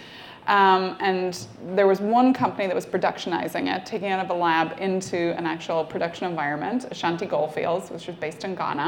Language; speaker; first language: English; native; English